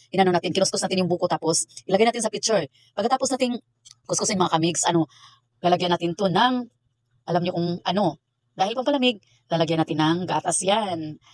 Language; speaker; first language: Filipino; non-native, local second language; Cebuano